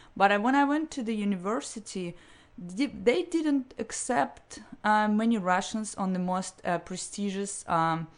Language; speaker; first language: English; non-native, fluent; Russian